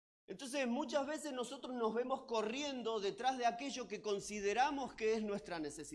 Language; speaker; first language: Spanish; native; Spanish